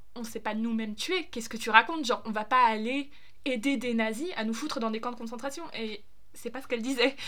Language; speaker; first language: French; non-native, fluent; German